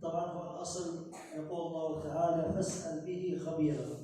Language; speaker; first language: Arabic; native; Arabic